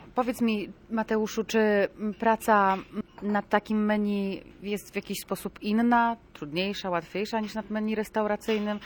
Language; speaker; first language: Polish; native; Polish